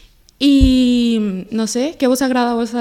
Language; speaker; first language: Catalan; early bilingual, other home language; Spanish